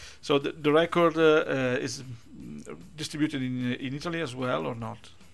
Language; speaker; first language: English; non-native, fluent; Italian